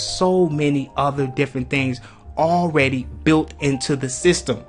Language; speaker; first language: English; native; English